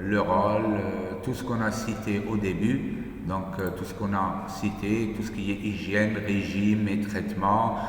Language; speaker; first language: French; non-native, local second language; Arabic